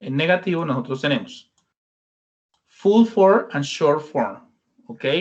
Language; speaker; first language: Spanish; non-native, fluent; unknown